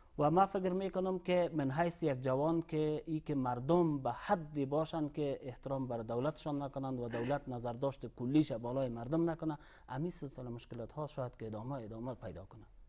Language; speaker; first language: Persian; native; Persian